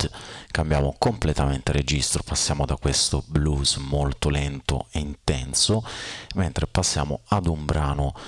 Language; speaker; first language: Italian; native; Italian